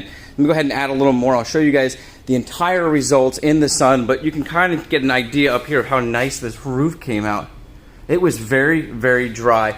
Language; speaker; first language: English; native; English